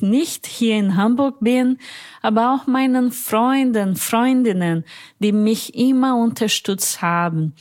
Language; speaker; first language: German; non-native, fluent; Portuguese